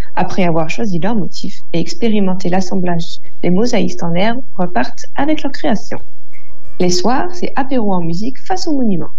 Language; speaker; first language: French; native; French